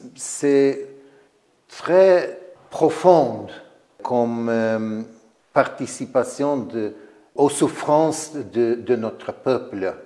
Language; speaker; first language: French; non-native, fluent; Ukrainian